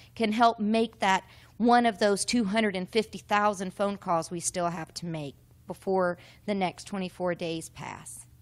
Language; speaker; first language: English; native; English